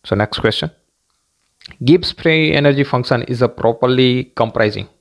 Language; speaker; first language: English; non-native, local second language; Gujarati